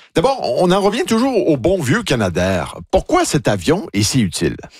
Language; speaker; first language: French; native; French